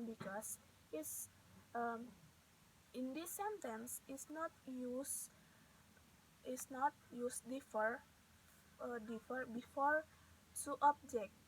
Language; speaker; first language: English; non-native, learner; Indonesian